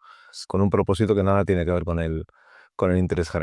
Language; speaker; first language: Spanish; native; Spanish